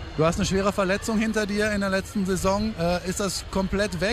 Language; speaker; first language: German; native; German